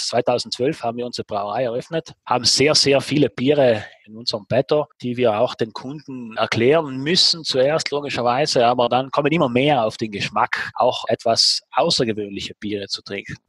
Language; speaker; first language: German; native; German